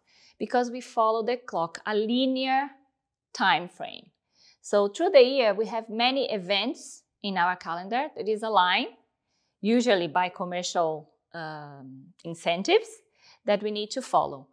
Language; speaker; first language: English; non-native, fluent; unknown